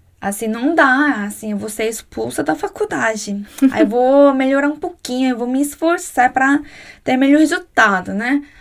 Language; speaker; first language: Portuguese; non-native, fluent; Korean